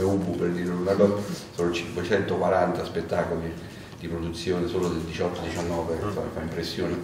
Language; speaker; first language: Italian; native; Italian